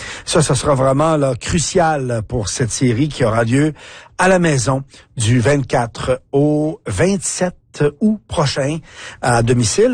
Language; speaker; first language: French; native; French